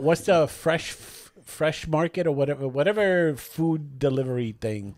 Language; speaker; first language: English; non-native, local second language; Spanish